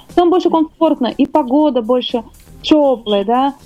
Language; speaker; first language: Russian; non-native, learner; Portuguese